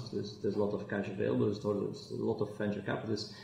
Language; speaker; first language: English; non-native, fluent; Dutch